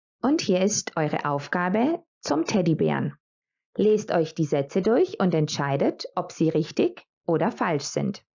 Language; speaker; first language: German; non-native, fluent; Croatian